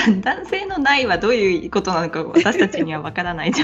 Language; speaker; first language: Japanese; native; Japanese